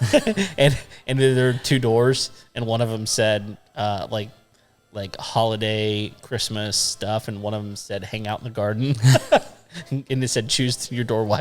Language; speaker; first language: English; native; English